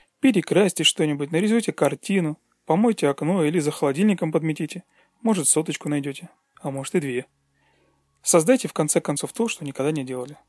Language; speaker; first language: Russian; native; Russian